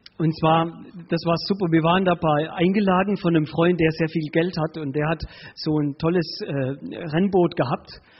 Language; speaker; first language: German; early bilingual, other home language; Spanish